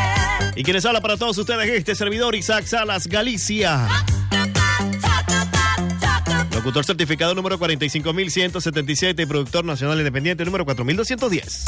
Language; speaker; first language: Spanish; native; Spanish